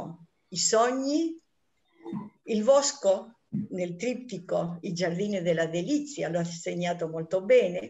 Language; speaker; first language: Italian; non-native, fluent; Spanish